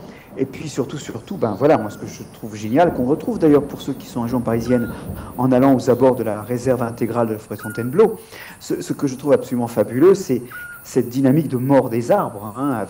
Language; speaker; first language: French; native; French